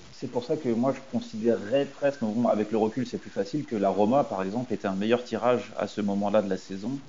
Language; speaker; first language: French; native; French